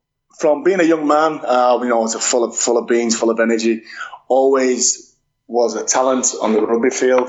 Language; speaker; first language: English; native; English